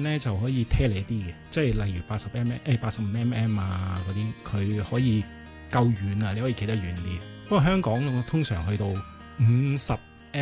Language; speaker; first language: Cantonese; native; Cantonese